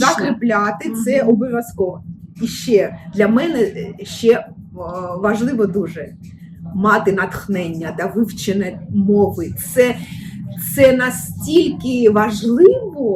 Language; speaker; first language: Ukrainian; non-native, local second language; Russian